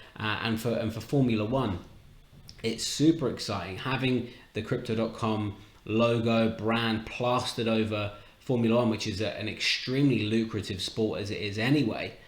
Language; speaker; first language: English; native; English